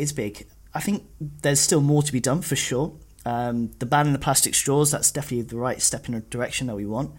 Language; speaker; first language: English; native; English